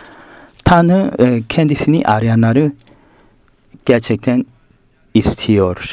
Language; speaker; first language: Turkish; non-native, fluent; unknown